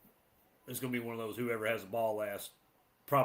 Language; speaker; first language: English; native; English